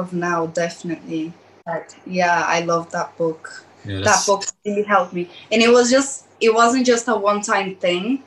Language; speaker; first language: English; early bilingual, other home language; Portuguese